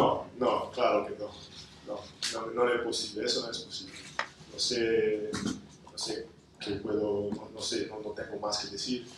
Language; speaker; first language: Spanish; non-native, fluent; English